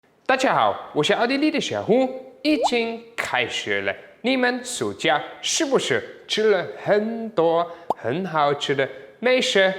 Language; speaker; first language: Chinese; non-native, fluent; German